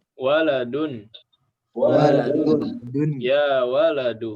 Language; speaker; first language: Arabic; non-native, fluent; Indonesian